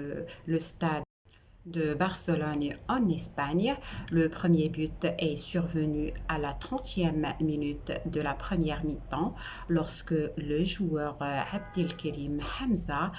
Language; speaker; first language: French; non-native, local second language; Arabic